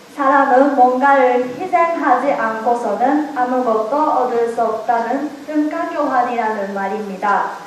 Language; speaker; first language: Korean; non-native, learner; Japanese